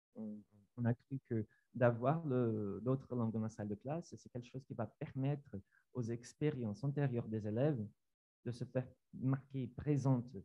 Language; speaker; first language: French; non-native, fluent; Portuguese